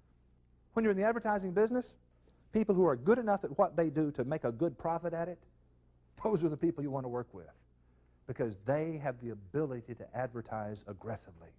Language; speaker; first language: English; native; English